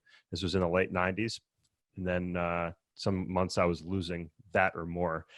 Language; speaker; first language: English; native; English